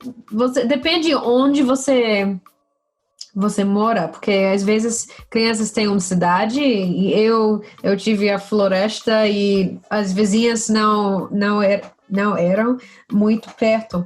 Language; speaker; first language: Portuguese; non-native, fluent; English